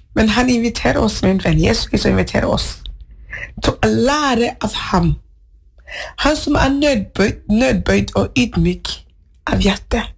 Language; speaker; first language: Norwegian; non-native, fluent; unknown